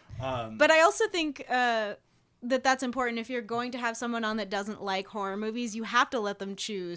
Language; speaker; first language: English; native; English